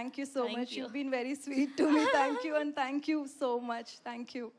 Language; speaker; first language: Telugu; non-native, learner; Tamil